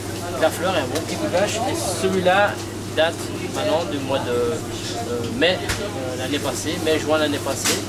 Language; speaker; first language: French; native; French